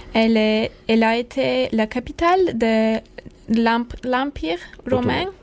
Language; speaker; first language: French; non-native, learner; Turkish